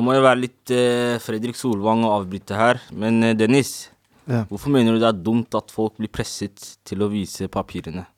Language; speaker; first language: Norwegian; native; Norwegian